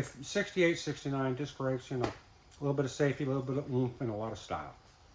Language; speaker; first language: English; native; English